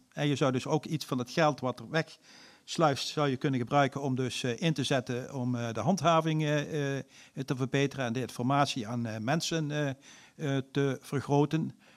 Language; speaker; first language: Dutch; native; Dutch